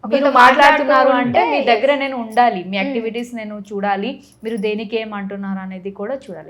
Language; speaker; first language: Telugu; non-native, fluent; Odia